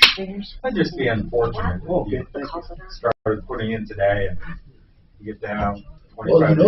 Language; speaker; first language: English; native; English